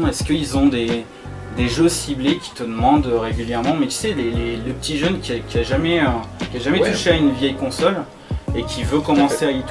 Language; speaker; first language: French; native; French